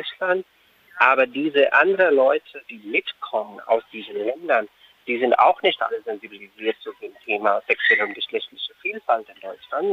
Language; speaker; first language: German; non-native, fluent; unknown